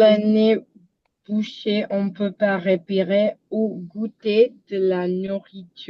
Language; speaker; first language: French; non-native, learner; English